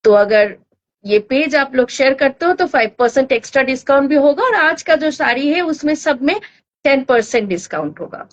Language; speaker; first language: Hindi; non-native, local second language; Bangla